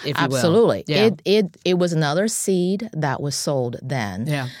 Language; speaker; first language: English; non-native, fluent; Chinese